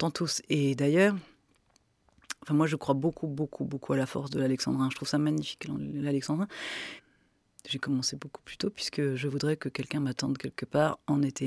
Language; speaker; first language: French; native; French